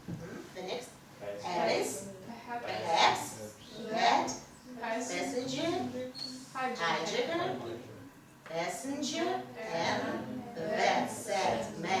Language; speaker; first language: English; non-native, fluent; Russian